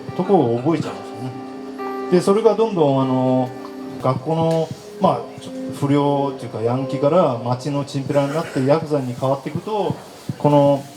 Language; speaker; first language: Japanese; non-native, fluent; Chinese